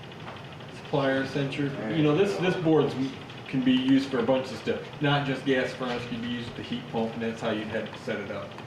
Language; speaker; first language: English; native; English